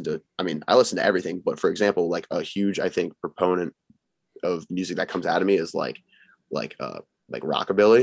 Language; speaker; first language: English; native; English